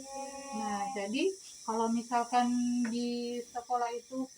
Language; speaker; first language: Indonesian; native; Indonesian